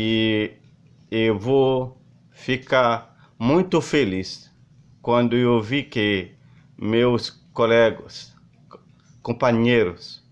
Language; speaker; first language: Portuguese; non-native, learner; Haitian Creole